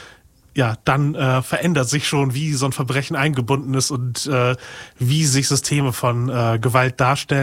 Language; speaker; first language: German; native; German